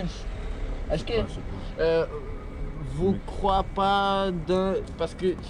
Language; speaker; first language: French; non-native, fluent; Portuguese